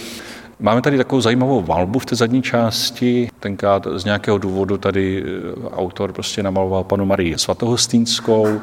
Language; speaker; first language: Czech; native; Czech